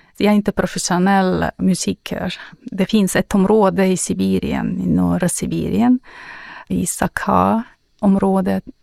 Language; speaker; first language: Swedish; non-native, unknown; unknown